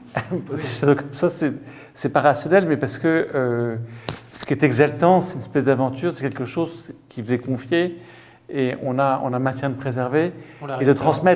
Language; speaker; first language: French; native; French